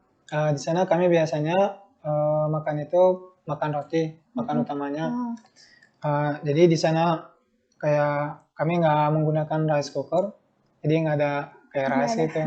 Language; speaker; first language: Indonesian; non-native, fluent; Turkmen